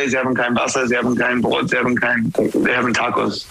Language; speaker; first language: German; non-native, learner; English